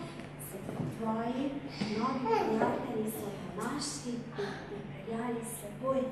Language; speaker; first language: Slovenian; native; Slovenian